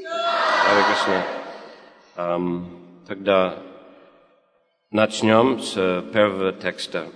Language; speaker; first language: Russian; non-native, fluent; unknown